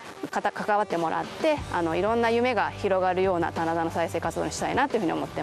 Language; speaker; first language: Japanese; native; Japanese